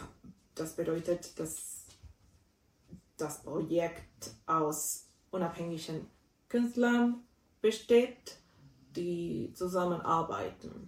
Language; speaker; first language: German; non-native, fluent; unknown